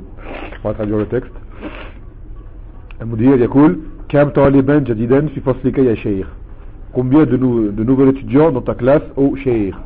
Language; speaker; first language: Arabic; non-native, fluent; French